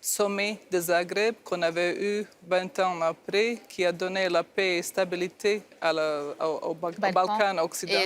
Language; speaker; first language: French; non-native, fluent; Croatian